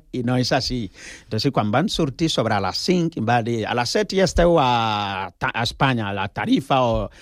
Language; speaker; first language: Catalan; non-native, learner; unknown